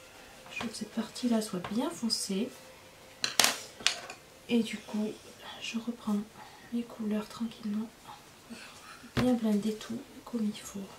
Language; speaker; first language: French; native; French